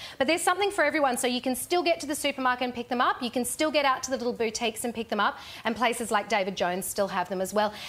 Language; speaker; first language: English; native; English